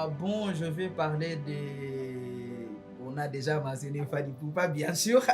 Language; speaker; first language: French; non-native, fluent; Nyankole